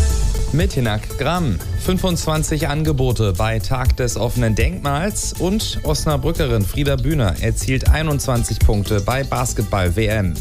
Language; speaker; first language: German; native; German